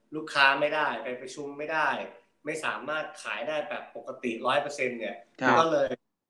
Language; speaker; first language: Thai; early bilingual, heritage; Thai